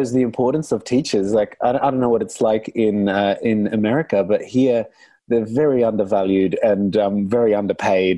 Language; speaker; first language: English; non-native, local second language; Arabic